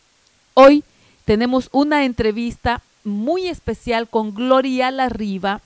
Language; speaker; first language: Spanish; native; Spanish